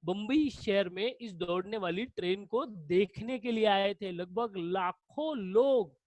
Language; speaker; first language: Hindi; non-native, local second language; Marathi